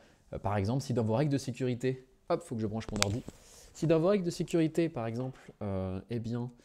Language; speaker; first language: French; native; French